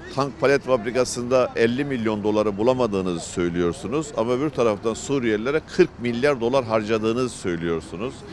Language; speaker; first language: Turkish; native; Turkish